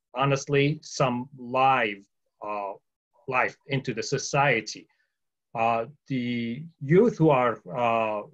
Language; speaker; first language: English; early bilingual, other home language; Arabic